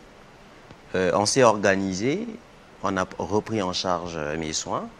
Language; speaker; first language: French; non-native, local second language; Lingala